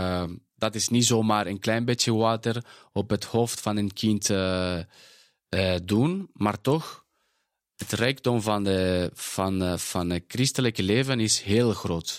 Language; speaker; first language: Dutch; non-native, fluent; Spanish